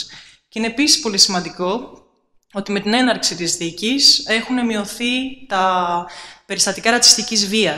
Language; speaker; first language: Greek; native; Greek